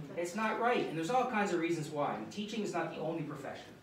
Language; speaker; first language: English; native; English